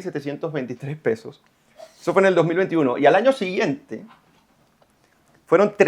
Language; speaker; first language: Spanish; native; Spanish